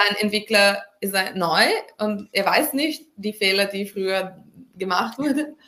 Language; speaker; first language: German; non-native, fluent; Italian